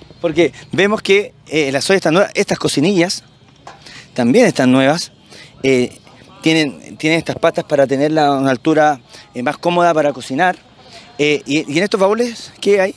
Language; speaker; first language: Spanish; native; Spanish